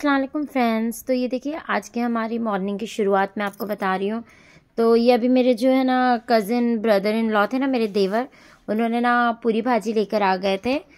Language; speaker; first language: Hindi; native; Hindi